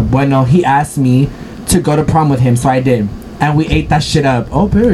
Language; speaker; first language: English; early bilingual, other home language; Spanish